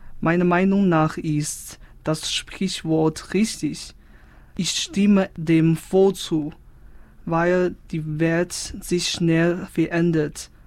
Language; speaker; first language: German; non-native, fluent; Chinese